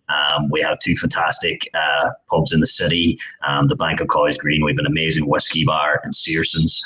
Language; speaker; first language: English; native; English